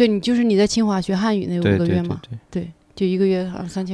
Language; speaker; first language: Chinese; native; Chinese